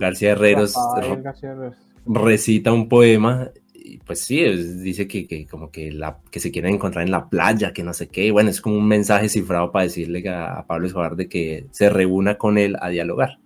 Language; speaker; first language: Spanish; native; Spanish